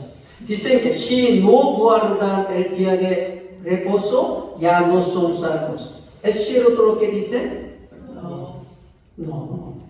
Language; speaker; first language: Spanish; non-native, fluent; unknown